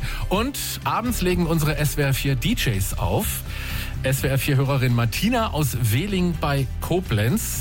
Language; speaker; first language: German; native; German